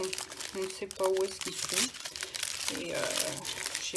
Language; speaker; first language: French; native; French